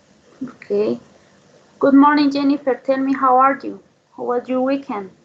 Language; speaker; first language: English; non-native, fluent; Spanish